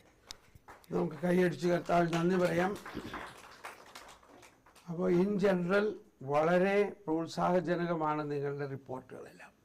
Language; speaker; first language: Malayalam; native; Malayalam